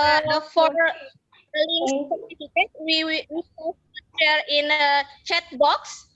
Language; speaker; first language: English; non-native, fluent; Indonesian